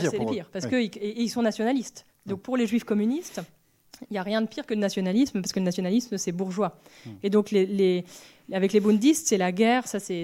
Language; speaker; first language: French; native; French